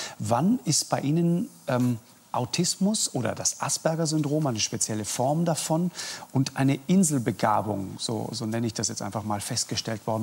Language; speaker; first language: German; native; German